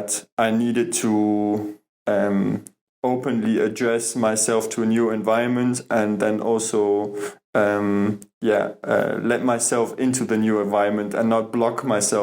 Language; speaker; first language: English; non-native, fluent; German